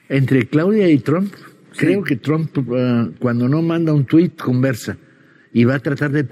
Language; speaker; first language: Spanish; native; Spanish